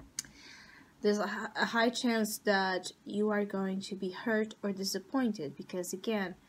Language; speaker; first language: English; non-native, fluent; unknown